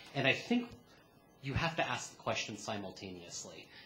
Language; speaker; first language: English; native; English